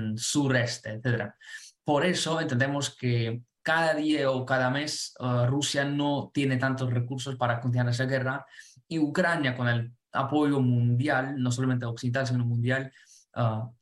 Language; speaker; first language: Spanish; non-native, fluent; Ukrainian